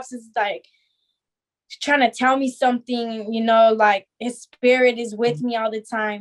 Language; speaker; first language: English; native; English